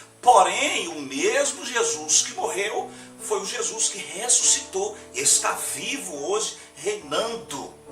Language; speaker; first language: Portuguese; native; Portuguese